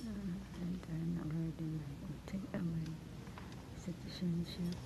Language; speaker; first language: English; non-native, learner; Filipino